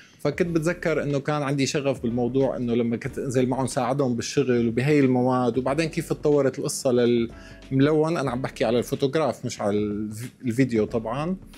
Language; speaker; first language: Arabic; native; Arabic